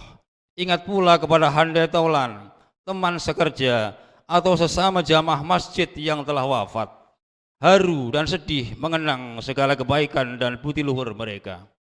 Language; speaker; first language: Indonesian; native; Indonesian